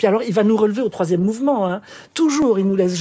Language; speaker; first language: French; native; French